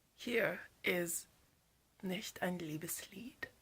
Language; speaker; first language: German; non-native, learner; English